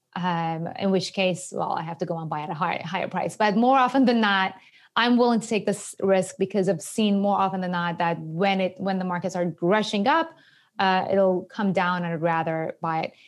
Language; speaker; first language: English; non-native, fluent; Persian